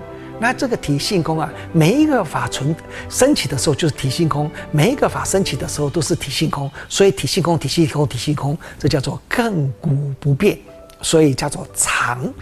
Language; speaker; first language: Chinese; native; Chinese